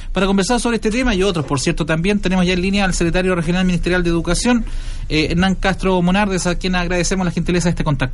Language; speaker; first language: Spanish; native; Spanish